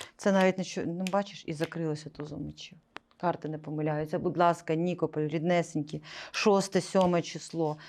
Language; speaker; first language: Ukrainian; non-native, local second language; Russian